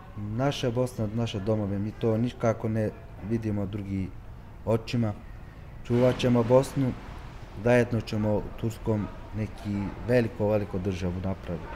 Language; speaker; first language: Croatian; early bilingual, heritage; Turkish